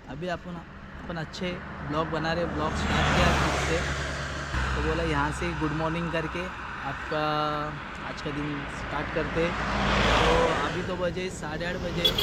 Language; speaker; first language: Hindi; non-native, local second language; Marathi